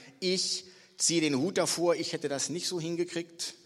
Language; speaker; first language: German; native; German